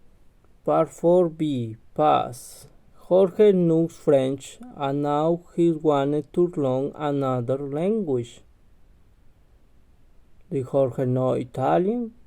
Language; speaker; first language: English; non-native, learner; Spanish